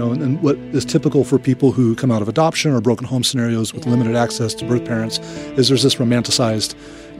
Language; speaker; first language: English; native; English